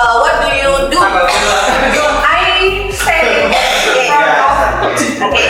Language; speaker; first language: English; non-native, learner; Indonesian